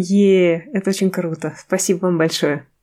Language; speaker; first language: Russian; native; Russian